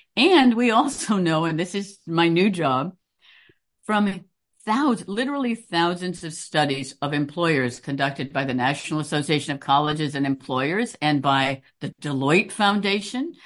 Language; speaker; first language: English; native; English